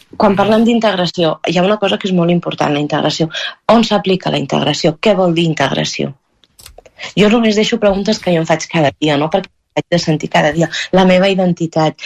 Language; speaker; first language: Catalan; native; Catalan